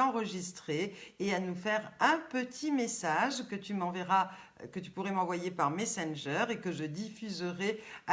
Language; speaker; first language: French; native; French